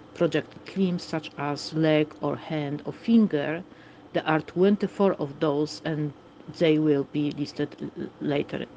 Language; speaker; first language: English; non-native, fluent; Polish